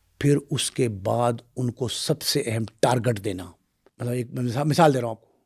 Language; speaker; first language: Urdu; native; Urdu